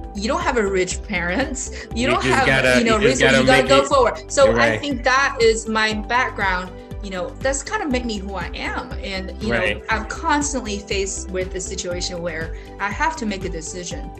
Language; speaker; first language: English; non-native, fluent; Chinese